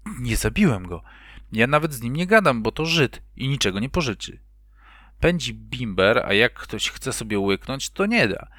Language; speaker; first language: Polish; native; Polish